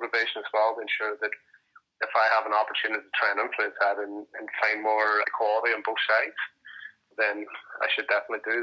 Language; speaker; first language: English; native; English